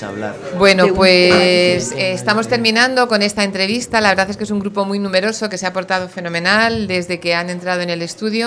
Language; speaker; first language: Spanish; native; Spanish